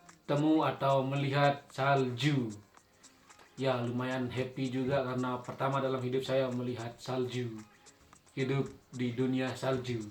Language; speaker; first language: Indonesian; non-native, local second language; Sasak